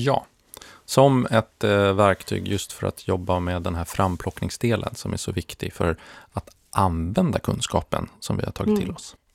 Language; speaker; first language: Swedish; native; Swedish